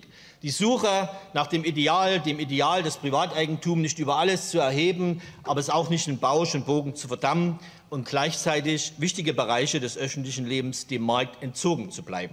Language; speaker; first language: German; native; German